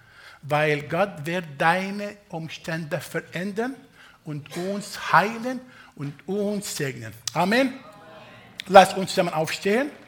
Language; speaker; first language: German; non-native, fluent; Arabic